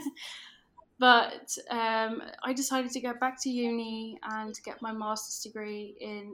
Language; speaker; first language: English; non-native, fluent; Dutch